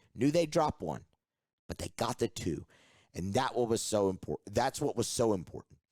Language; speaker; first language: English; native; English